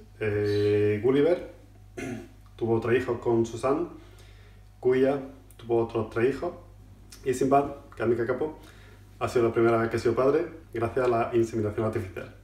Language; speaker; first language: Spanish; native; Spanish